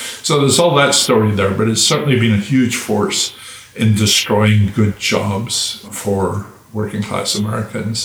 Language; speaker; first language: English; native; English